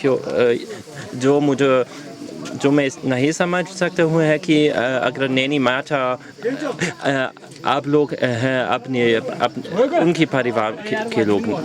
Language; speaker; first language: Hindi; non-native, learner; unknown